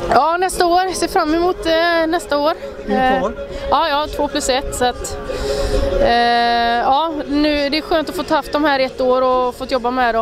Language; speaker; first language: Swedish; native; Swedish